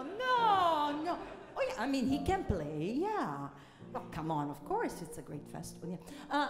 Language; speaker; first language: English; non-native, fluent; Italian